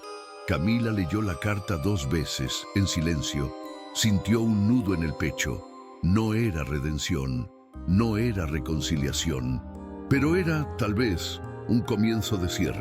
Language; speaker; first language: Spanish; native; Spanish